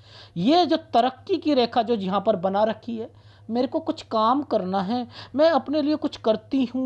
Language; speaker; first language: Hindi; native; Hindi